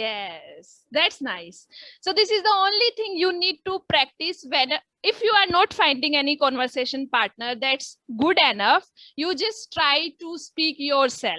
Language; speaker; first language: English; non-native, local second language; Hindi